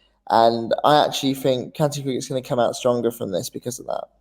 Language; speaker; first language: English; native; English